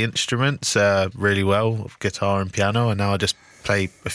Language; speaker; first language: English; native; English